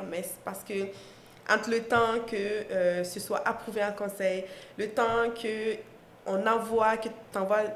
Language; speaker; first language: French; non-native, local second language; Mossi